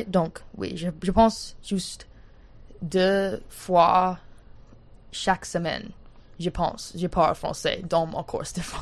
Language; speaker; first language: French; non-native, learner; English